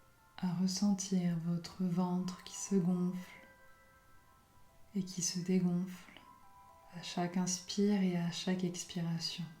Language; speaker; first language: French; native; French